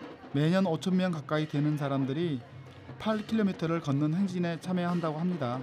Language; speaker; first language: Korean; native; Korean